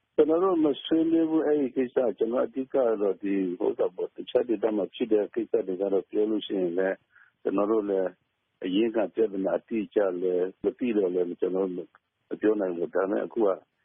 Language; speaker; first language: Burmese; non-native, local second language; Karen languages